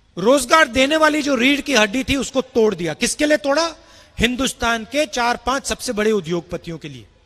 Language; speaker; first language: Hindi; native; Hindi